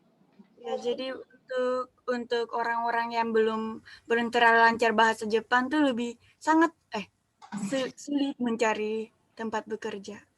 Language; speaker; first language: Indonesian; non-native, fluent; Japanese